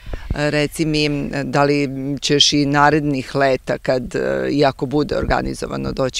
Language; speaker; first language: Serbian; native; Serbian